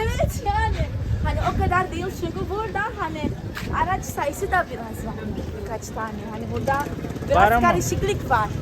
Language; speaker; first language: Turkish; non-native, fluent; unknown